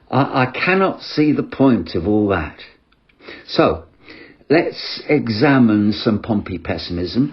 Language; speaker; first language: English; native; English